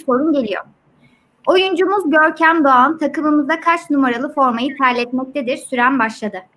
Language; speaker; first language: Turkish; native; Turkish